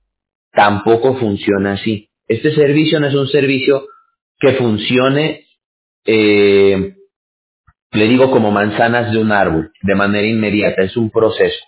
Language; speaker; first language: Spanish; native; Spanish